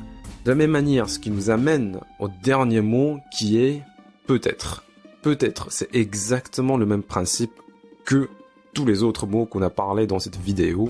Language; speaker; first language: French; native; French